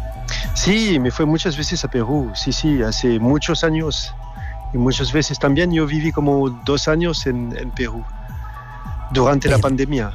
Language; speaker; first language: Spanish; non-native, learner; French